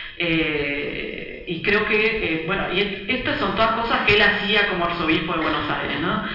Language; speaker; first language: Spanish; early bilingual, other home language; Italian